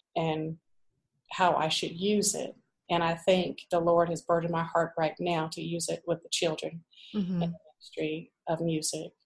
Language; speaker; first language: English; native; English